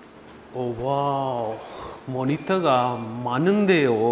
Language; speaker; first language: Korean; non-native, learner; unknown